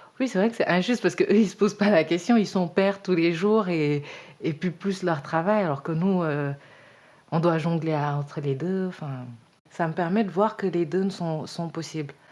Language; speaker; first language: French; early bilingual, other home language; Wolof